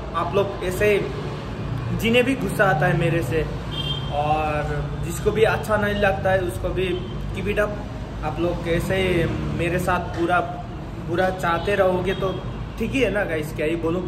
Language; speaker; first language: Hindi; non-native, local second language; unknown